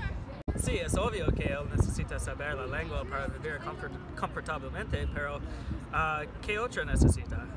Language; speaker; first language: Spanish; non-native, learner; English